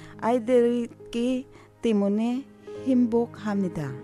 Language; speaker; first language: Korean; non-native, learner; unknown